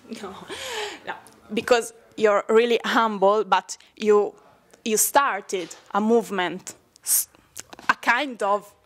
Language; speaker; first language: English; non-native, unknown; Italian